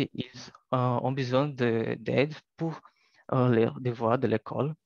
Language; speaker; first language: French; non-native, learner; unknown